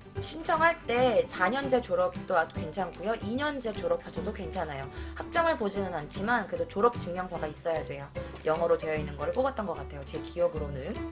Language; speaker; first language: Korean; native; Korean